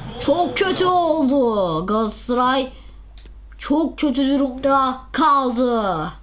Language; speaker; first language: Turkish; non-native, learner; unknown